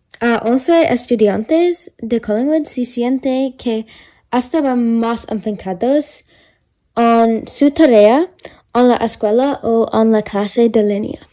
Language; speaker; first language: Spanish; non-native, learner; English